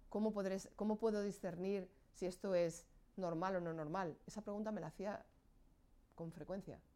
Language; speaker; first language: Spanish; non-native, fluent; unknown